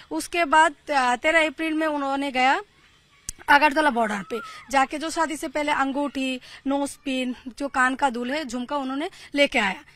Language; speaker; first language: Hindi; non-native, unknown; Bangla